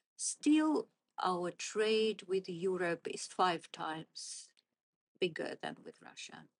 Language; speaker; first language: English; non-native, fluent; Azerbaijani